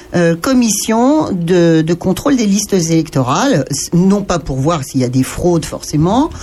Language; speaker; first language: French; native; French